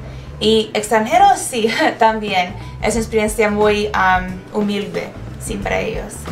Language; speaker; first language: Spanish; non-native, fluent; English